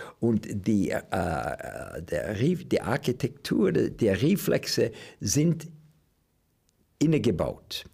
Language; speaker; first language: German; non-native, learner; English